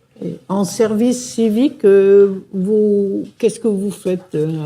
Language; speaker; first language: French; native; French